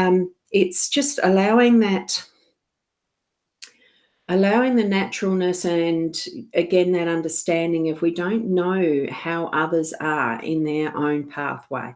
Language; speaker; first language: English; native; English